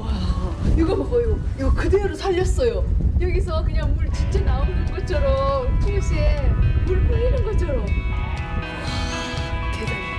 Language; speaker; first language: Korean; non-native, fluent; Uzbek